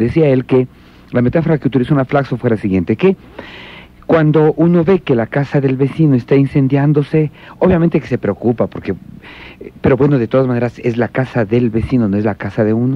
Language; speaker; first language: Spanish; native; Spanish